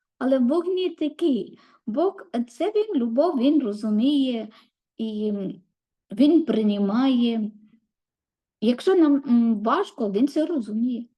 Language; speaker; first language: Ukrainian; non-native, learner; Malayalam